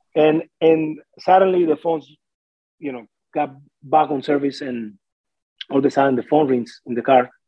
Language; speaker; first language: English; non-native, fluent; Spanish